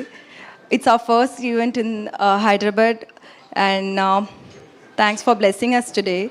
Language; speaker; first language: Telugu; non-native, learner; Tamil